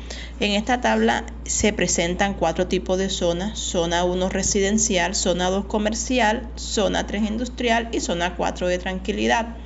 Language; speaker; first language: Spanish; native; Spanish